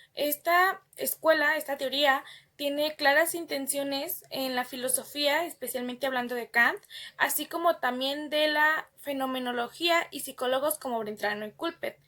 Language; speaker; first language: Spanish; native; Spanish